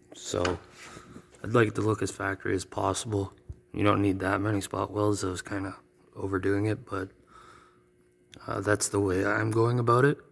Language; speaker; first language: English; native; English